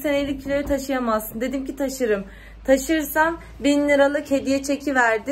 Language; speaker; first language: Turkish; native; Turkish